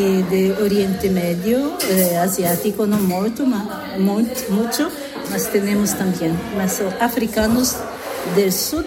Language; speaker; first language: Spanish; non-native, learner; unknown